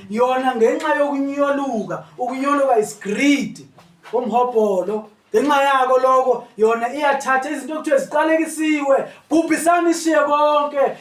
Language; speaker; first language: Zulu; non-native, local second language; Xhosa